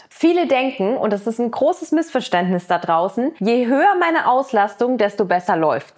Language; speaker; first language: German; native; German